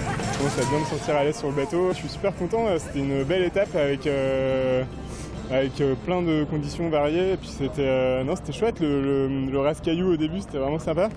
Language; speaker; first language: French; native; French